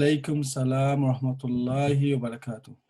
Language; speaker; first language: Arabic; non-native, learner; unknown